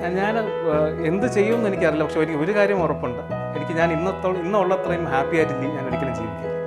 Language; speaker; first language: Malayalam; non-native, local second language; Tamil